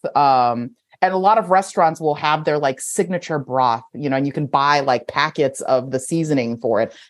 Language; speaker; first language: English; native; English